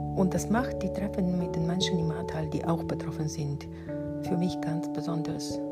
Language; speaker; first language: German; non-native, fluent; Bulgarian